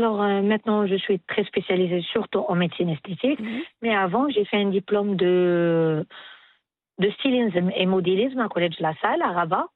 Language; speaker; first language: French; non-native, local second language; Arabic